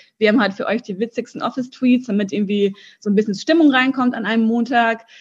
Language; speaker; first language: German; early bilingual, other home language; Russian